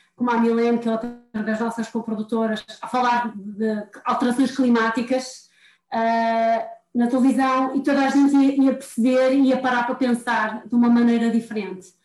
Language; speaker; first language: Portuguese; native; Portuguese